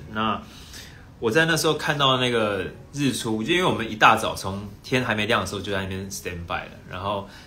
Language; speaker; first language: Chinese; native; Chinese